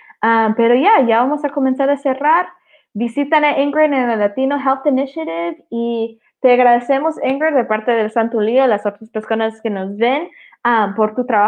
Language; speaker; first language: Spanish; early bilingual, heritage; Spanish